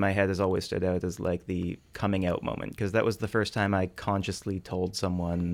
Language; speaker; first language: English; native; English